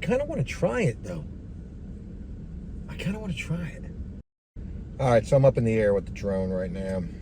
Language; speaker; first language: English; native; English